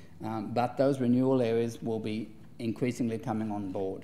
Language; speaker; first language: English; native; English